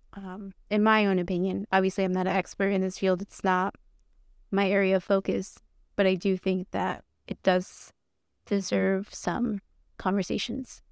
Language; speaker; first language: English; early bilingual, other home language; Spanish